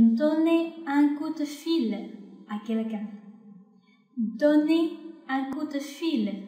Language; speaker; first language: French; non-native, fluent; Chinese